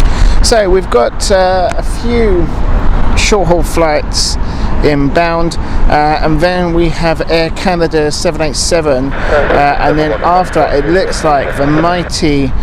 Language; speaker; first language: English; native; English